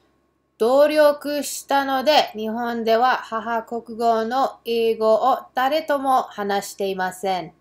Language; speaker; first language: Japanese; early bilingual, heritage; English